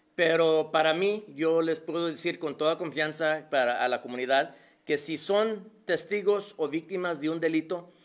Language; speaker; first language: Spanish; early bilingual, other home language; English